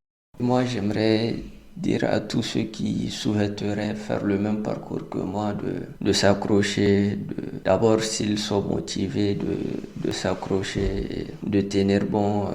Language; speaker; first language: French; non-native, local second language; Hausa